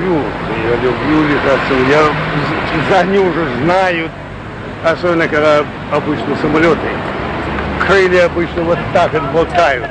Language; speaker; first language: Russian; non-native, local second language; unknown